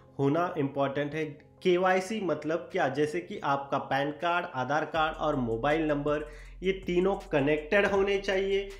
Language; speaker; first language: Hindi; native; Hindi